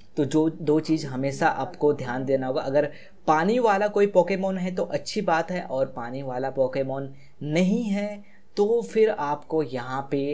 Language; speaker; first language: Hindi; native; Hindi